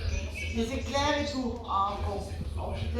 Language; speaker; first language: French; native; French